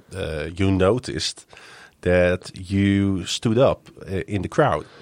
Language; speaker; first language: English; non-native, fluent; Dutch